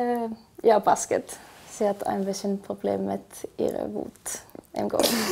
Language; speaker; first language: German; non-native, fluent; Icelandic